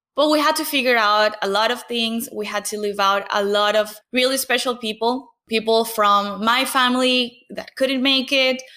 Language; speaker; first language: English; non-native, fluent; Spanish